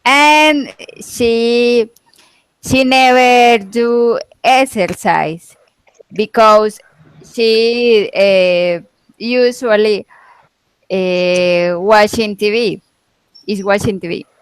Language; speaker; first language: English; non-native, learner; Spanish